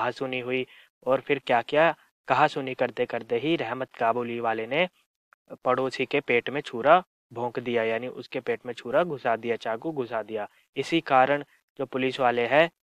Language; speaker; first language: Hindi; native; Hindi